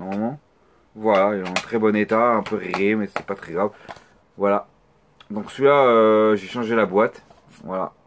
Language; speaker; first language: French; native; French